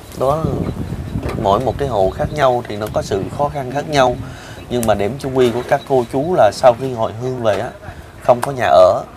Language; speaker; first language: Vietnamese; native; Vietnamese